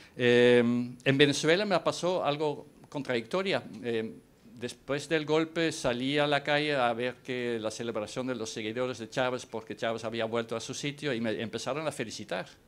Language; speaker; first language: Spanish; non-native, fluent; Dutch